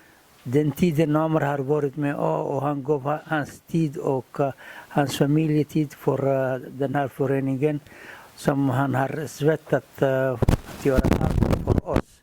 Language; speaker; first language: Swedish; non-native, fluent; Somali